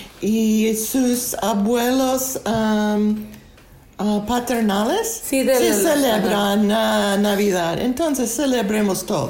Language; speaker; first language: Spanish; non-native, learner; English